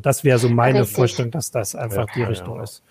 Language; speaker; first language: German; native; German